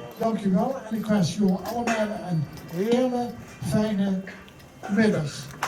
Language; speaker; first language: Dutch; native; Dutch